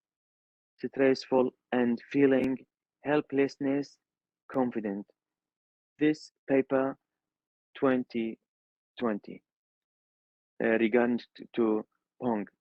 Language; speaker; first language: English; non-native, learner; Arabic